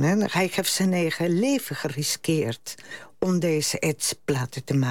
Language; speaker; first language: Dutch; non-native, fluent; Spanish